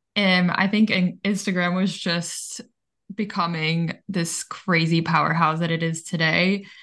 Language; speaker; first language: English; early bilingual, other home language; Bulgarian